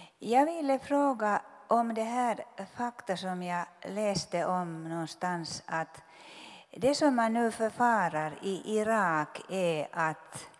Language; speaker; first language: Swedish; non-native, local second language; Finnish